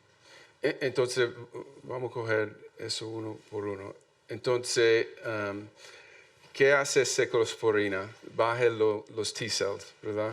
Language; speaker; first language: Spanish; non-native, learner; English